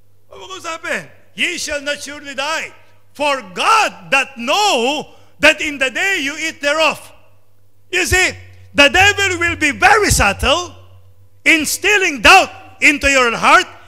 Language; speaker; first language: English; non-native, local second language; Filipino